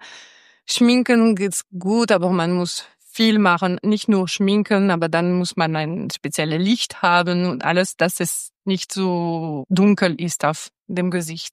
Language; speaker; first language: German; non-native, local second language; French